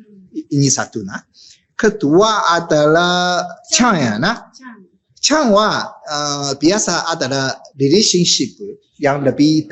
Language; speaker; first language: Indonesian; non-native, learner; Japanese